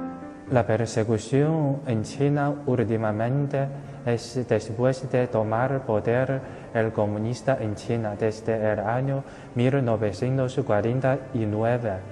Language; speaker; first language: Spanish; non-native, fluent; Chinese